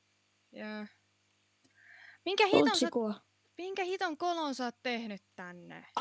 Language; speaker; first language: Finnish; native; Finnish